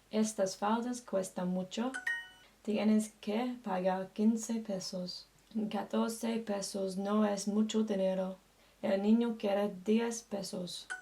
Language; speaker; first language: Spanish; non-native, learner; English